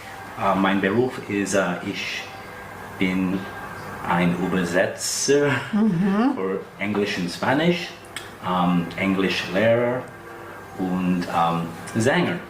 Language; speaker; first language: German; non-native, learner; English